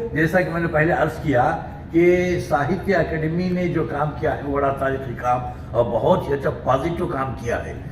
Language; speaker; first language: Urdu; native; Urdu